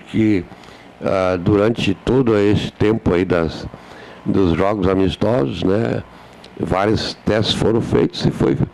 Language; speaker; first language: Portuguese; native; Portuguese